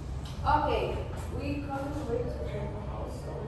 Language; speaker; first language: English; non-native, learner; Indonesian